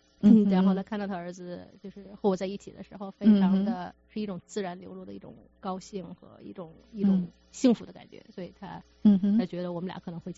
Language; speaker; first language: Chinese; native; Chinese